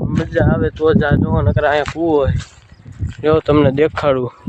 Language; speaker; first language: Gujarati; native; Gujarati